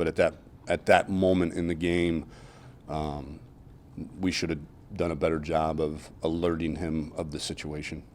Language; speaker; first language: English; native; English